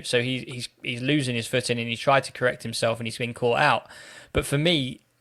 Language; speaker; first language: English; native; English